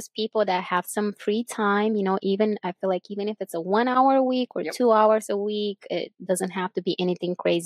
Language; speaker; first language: English; non-native, fluent; Bulgarian